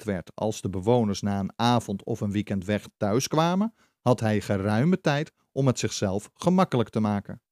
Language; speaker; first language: Dutch; native; Dutch